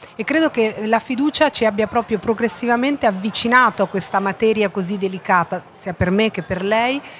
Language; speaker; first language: Italian; early bilingual, other home language; Spanish